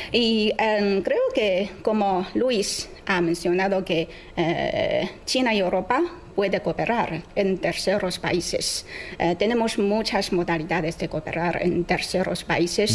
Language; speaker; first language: Spanish; non-native, fluent; Chinese